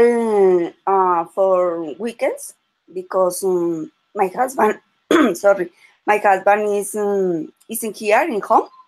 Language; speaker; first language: English; non-native, learner; Spanish